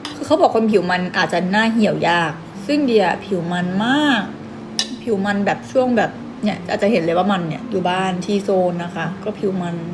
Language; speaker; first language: Thai; native; Thai